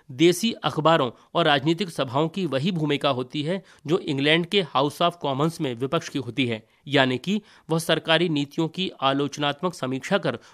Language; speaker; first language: Hindi; native; Hindi